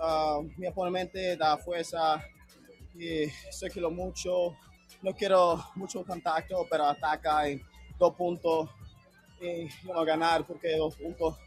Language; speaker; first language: Spanish; non-native, learner; English